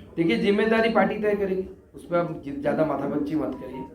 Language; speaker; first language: Hindi; non-native, local second language; Bangla